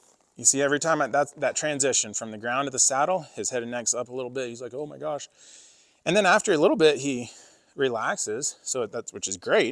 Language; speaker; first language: English; native; English